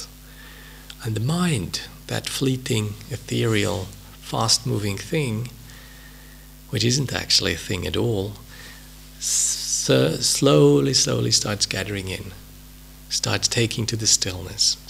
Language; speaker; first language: English; non-native, fluent; Swiss German